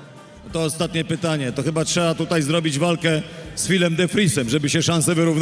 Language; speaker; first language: Polish; native; Polish